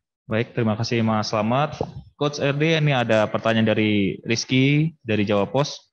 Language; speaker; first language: Indonesian; native; Indonesian